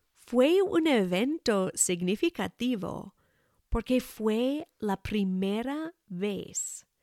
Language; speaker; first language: Spanish; non-native, fluent; English